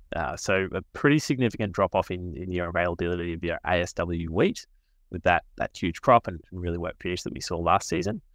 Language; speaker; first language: English; native; English